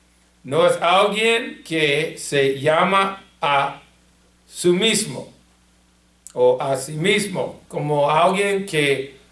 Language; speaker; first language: Spanish; non-native, fluent; English